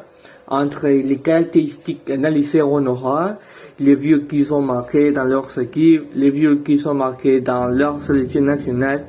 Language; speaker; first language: French; non-native, learner; Spanish